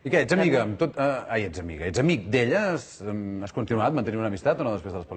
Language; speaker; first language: Catalan; native; Catalan